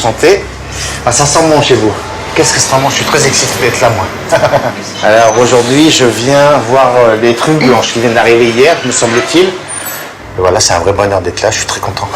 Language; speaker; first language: French; native; French